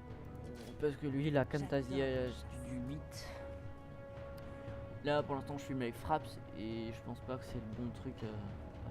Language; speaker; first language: French; native; French